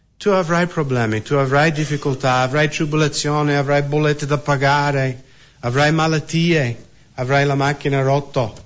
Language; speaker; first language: Italian; non-native, fluent; English